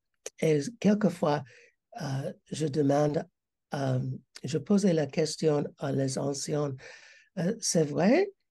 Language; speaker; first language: French; non-native, learner; English